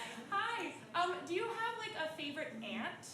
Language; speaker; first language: English; native; English